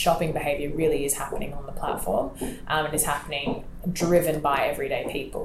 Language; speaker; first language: English; native; English